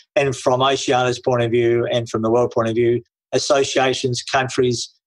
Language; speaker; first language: English; native; English